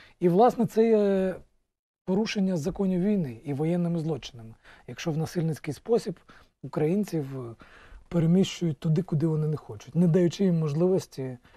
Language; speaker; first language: Ukrainian; native; Ukrainian